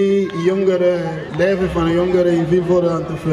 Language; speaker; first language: Dutch; non-native, fluent; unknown